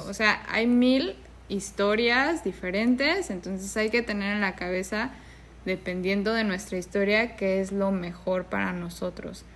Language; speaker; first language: Spanish; native; Spanish